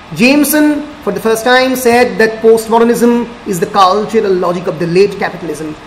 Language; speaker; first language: English; non-native, local second language; Bangla